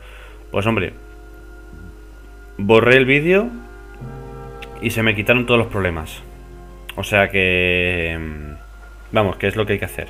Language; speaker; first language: Spanish; native; Spanish